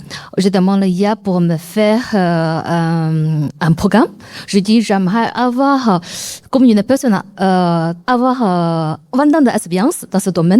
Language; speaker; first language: French; non-native, learner; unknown